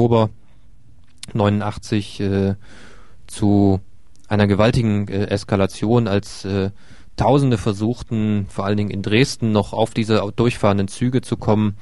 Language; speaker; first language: German; native; German